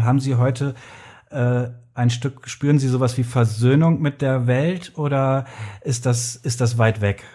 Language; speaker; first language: German; native; German